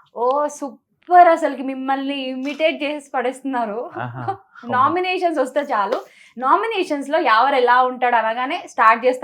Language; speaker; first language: Telugu; native; Telugu